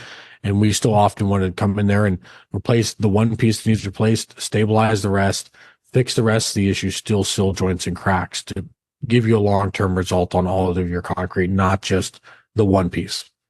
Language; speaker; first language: English; native; English